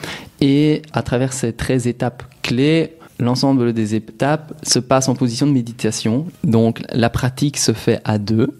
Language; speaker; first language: French; native; French